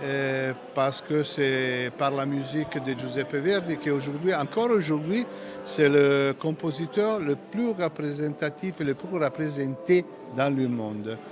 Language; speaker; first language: French; non-native, fluent; Italian